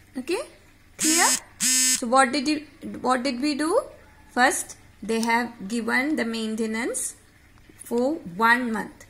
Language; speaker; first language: English; non-native, local second language; Marathi